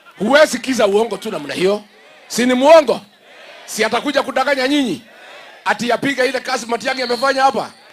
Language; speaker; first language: Swahili; non-native, local second language; Kikuyu